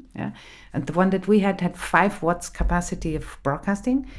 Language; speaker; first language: English; non-native, fluent; German